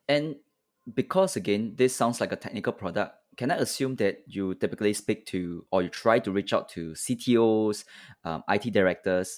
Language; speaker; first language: English; native; English